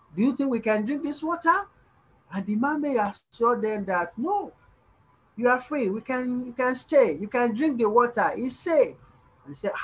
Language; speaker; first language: English; non-native, local second language; Yoruba